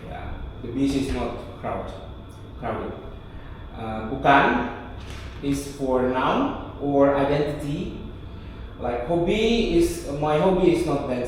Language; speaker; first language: English; non-native, local second language; Indonesian